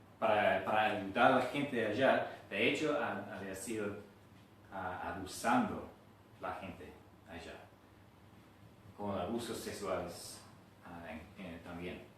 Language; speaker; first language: Spanish; non-native, fluent; English